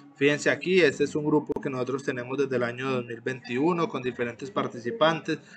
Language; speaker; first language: Spanish; native; Spanish